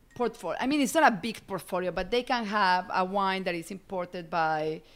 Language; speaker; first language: English; non-native, fluent; Spanish